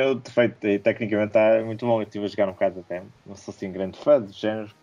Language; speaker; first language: Portuguese; native; Portuguese